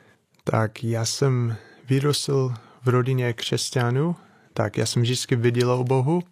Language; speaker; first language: Czech; non-native, fluent; English